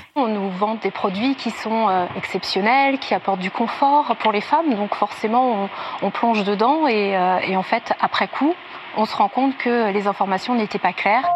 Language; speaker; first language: French; native; French